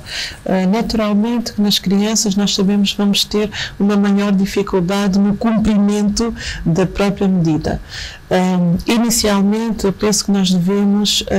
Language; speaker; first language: Portuguese; native; Portuguese